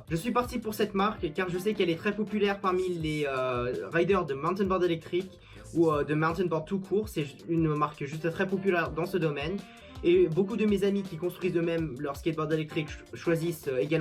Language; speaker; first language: French; native; French